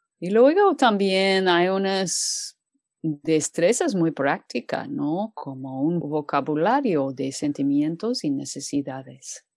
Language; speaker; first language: Spanish; non-native, fluent; English